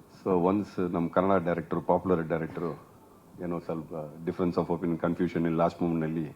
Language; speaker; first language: Kannada; non-native, learner; Tamil